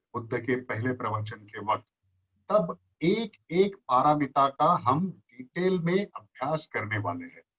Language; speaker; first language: Hindi; non-native, local second language; Marathi